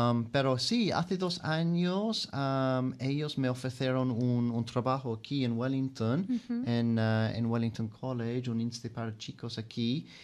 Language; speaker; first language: Spanish; non-native, fluent; English